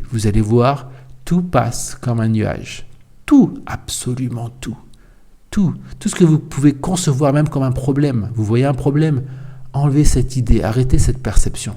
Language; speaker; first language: French; native; French